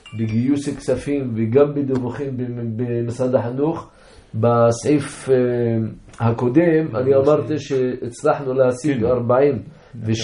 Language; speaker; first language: Hebrew; non-native, local second language; Arabic